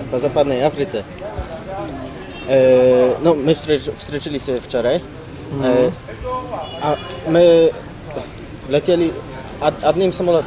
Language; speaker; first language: Russian; non-native, learner; Polish